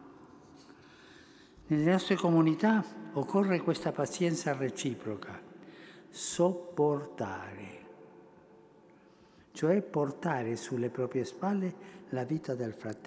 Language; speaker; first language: Italian; early bilingual, heritage; Spanish